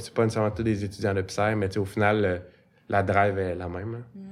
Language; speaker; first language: French; native; French